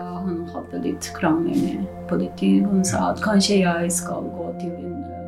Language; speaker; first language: Norwegian; non-native, learner; Uyghur